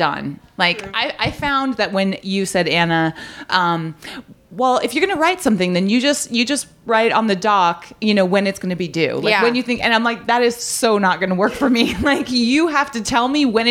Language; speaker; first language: English; native; English